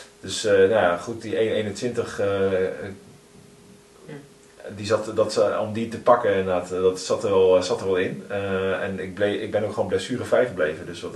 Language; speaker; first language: Dutch; native; Dutch